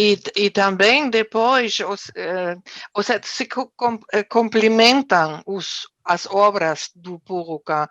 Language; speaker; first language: Portuguese; non-native, fluent; German